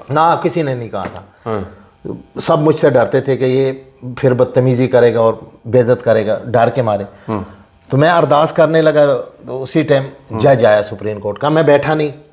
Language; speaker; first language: Urdu; non-native, local second language; Punjabi